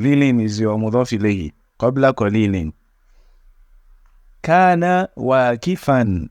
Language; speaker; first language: Arabic; non-native, fluent; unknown